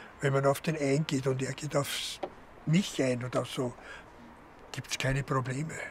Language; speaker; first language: German; native; German